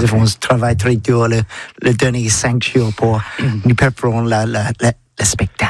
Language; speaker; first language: French; non-native, learner; English